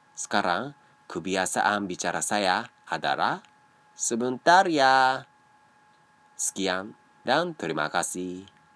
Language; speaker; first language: Indonesian; non-native, learner; Japanese